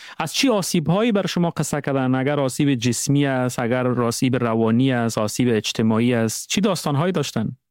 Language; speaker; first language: Persian; native; Persian